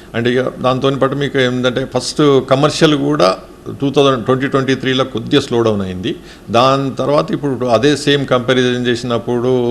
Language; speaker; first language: Telugu; native; Telugu